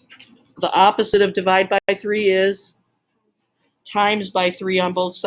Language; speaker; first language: English; native; English